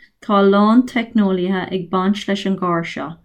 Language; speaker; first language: Irish; non-native, learner; English